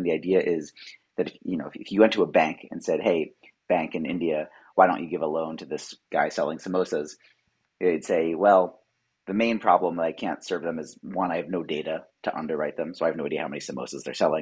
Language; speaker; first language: English; native; English